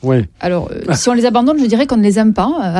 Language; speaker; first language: French; native; French